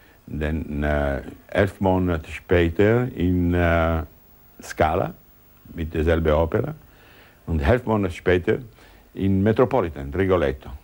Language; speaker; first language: German; non-native, learner; Italian